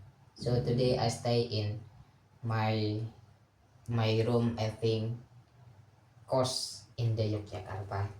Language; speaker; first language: English; non-native, learner; Indonesian